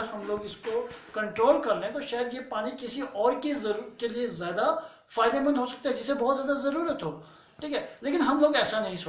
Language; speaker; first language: Hindi; native; Hindi